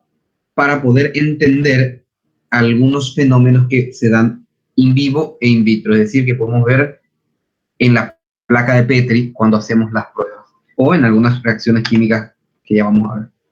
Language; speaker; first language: Spanish; native; Spanish